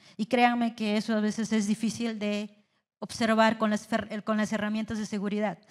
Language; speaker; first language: Spanish; native; Spanish